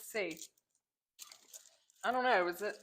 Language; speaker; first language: English; native; English